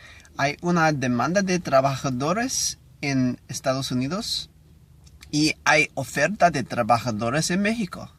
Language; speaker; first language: Spanish; non-native, learner; English